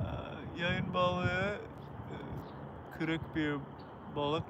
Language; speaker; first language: Turkish; non-native, learner; English